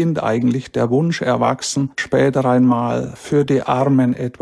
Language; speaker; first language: German; native; German